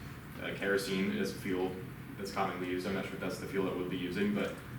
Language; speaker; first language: English; native; English